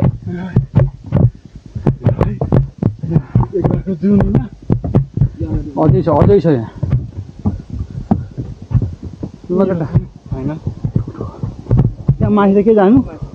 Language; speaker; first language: Nepali; native; Nepali